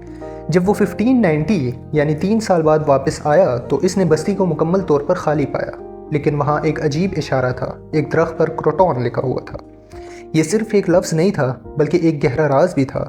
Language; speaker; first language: Urdu; native; Urdu